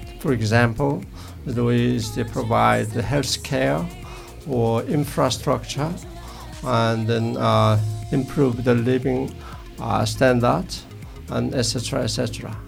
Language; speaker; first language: English; non-native, learner; Korean